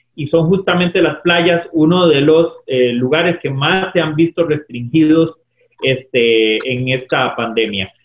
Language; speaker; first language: Spanish; native; Spanish